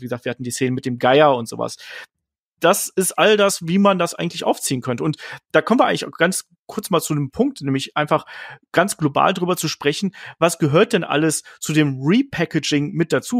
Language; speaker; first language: German; native; German